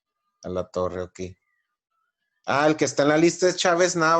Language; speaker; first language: Spanish; native; Spanish